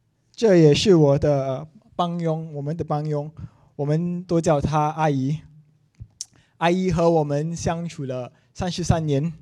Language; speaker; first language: Chinese; non-native, local second language; English